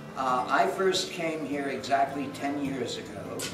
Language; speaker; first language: English; native; English